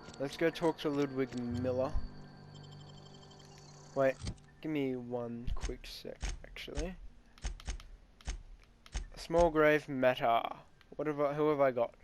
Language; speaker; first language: English; native; English